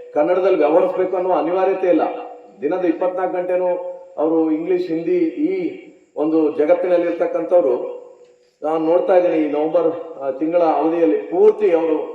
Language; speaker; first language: Kannada; native; Kannada